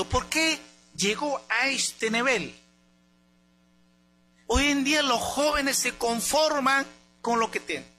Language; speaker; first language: Spanish; native; Spanish